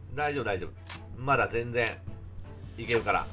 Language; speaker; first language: Japanese; native; Japanese